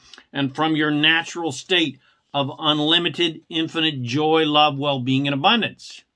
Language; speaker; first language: English; native; English